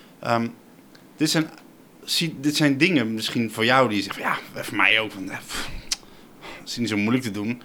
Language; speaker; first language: Dutch; native; Dutch